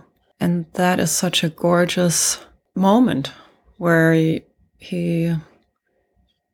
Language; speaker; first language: English; non-native, fluent; Swedish